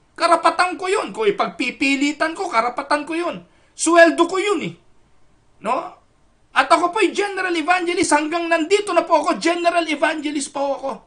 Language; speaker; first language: Filipino; native; Filipino